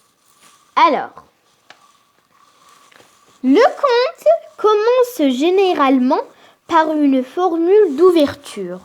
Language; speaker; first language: French; non-native, local second language; Arabic